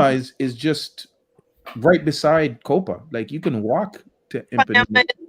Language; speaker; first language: English; native; English